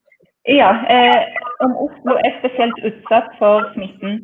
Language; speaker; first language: Norwegian; non-native, fluent; Polish